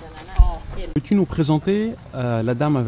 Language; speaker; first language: French; native; French